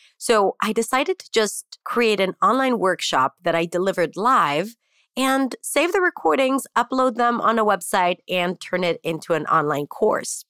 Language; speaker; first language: English; non-native, fluent; Hebrew